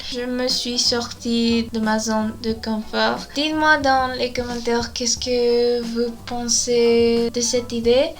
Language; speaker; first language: French; non-native, learner; Spanish